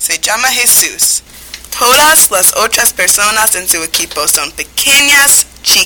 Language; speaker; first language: Spanish; non-native, learner; English